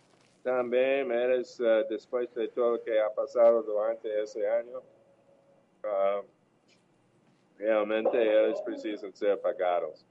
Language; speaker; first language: Portuguese; non-native, learner; English